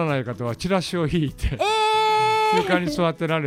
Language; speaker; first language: Japanese; native; Japanese